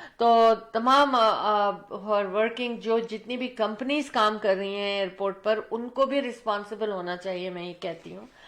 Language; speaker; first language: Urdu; early bilingual, other home language; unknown